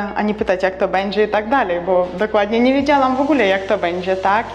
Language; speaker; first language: Polish; non-native, learner; Ukrainian